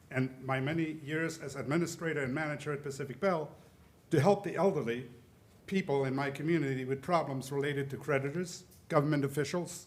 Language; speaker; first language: English; early bilingual, other home language; German